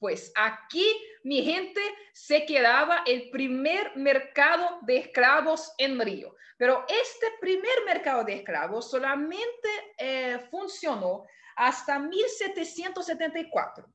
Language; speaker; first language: Spanish; non-native, fluent; Portuguese